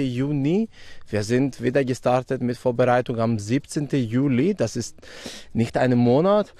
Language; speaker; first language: German; non-native, fluent; Greek